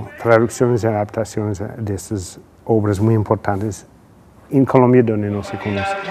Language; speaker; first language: Spanish; non-native, fluent; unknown